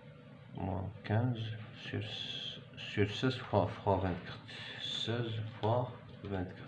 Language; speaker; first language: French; non-native, local second language; Arabic